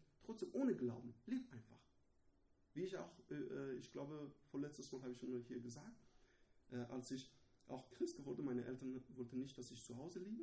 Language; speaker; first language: German; non-native, learner; Persian